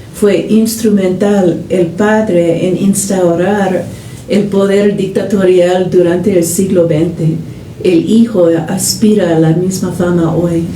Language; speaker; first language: Spanish; non-native, fluent; English